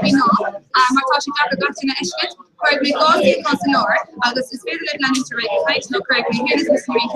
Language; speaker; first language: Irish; non-native, local second language; English